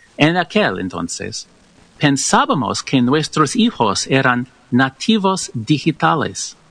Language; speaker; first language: Spanish; non-native, learner; English